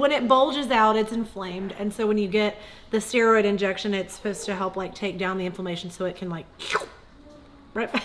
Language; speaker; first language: English; native; English